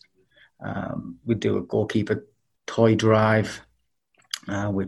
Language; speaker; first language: English; native; English